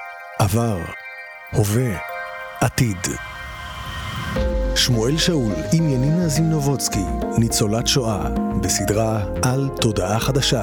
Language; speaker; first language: Hebrew; native; Hebrew